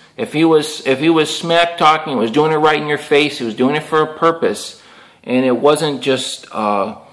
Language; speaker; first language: English; native; English